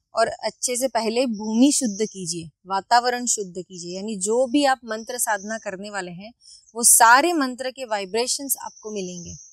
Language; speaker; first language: Hindi; non-native, local second language; Marathi